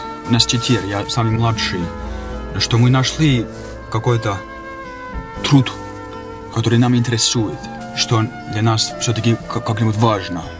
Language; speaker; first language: Russian; non-native, fluent; Finnish